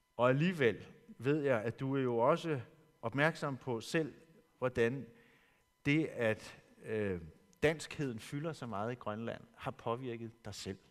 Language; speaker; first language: Danish; native; Danish